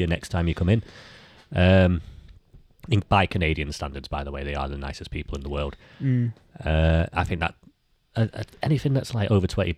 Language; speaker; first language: English; native; English